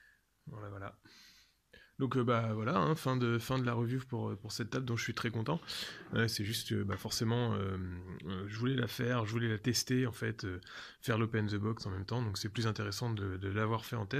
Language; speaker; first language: French; native; French